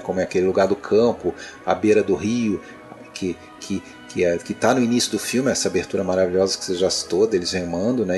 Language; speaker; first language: Portuguese; native; Portuguese